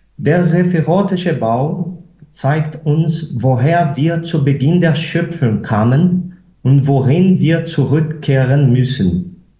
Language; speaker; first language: German; non-native, fluent; Portuguese